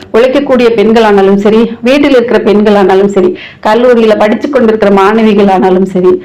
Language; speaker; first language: Tamil; native; Tamil